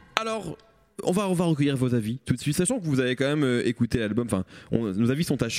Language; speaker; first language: French; native; French